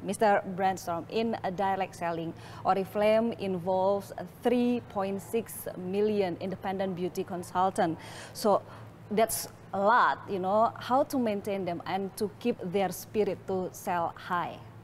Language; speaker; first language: English; non-native, fluent; Indonesian